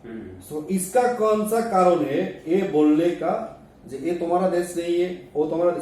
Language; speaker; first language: Hindi; non-native, learner; Bangla